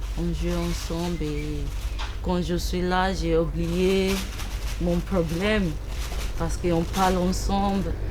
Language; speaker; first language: French; non-native, learner; English